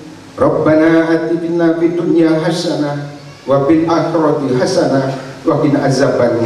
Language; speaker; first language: Indonesian; native; Indonesian